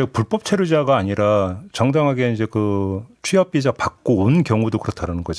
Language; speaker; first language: Korean; native; Korean